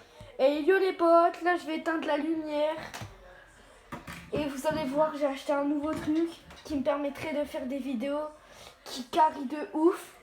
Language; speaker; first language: French; native; French